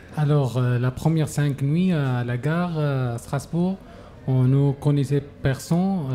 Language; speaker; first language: French; non-native, learner; Arabic